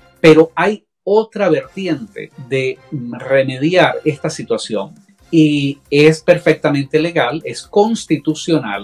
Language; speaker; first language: Spanish; native; Spanish